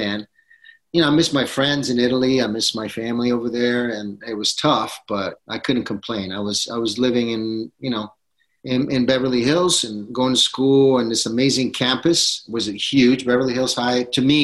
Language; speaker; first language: English; non-native, fluent; Italian